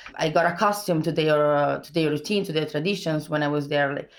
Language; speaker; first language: English; non-native, fluent; Italian